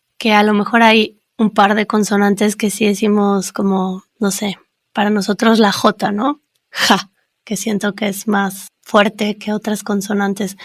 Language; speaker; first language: Spanish; native; Spanish